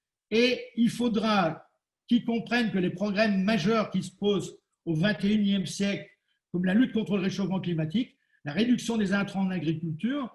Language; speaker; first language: French; native; French